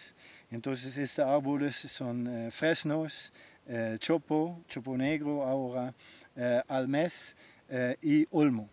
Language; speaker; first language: Spanish; non-native, learner; Dutch